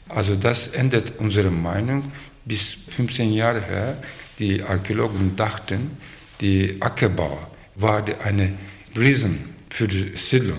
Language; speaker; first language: German; non-native, learner; Turkish